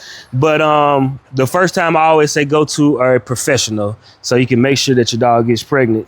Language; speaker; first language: English; native; English